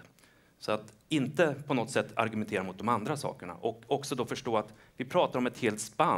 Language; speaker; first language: Swedish; native; Swedish